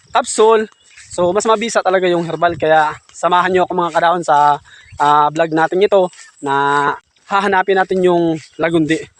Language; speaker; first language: Filipino; non-native, local second language; Masbatenyo